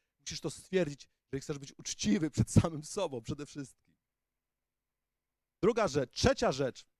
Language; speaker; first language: Polish; native; Polish